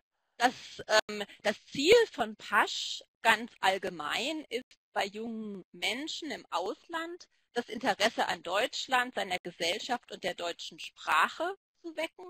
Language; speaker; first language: German; native; German